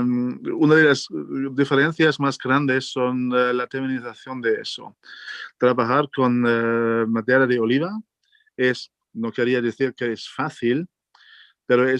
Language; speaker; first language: Spanish; non-native, fluent; German